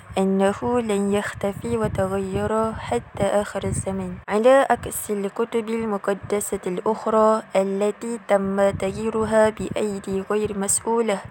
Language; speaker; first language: Arabic; non-native, learner; Malay